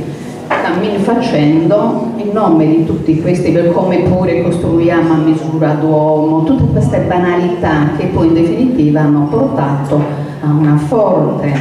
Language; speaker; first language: Italian; native; Italian